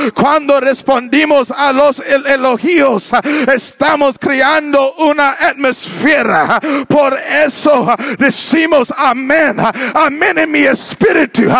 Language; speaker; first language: Spanish; non-native, learner; English